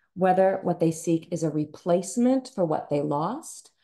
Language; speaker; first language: English; native; English